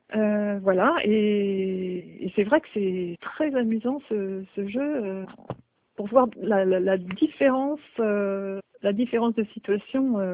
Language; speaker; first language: French; native; French